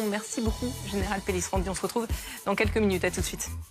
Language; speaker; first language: French; native; French